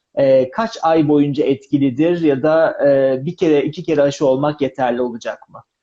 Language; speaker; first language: Turkish; native; Turkish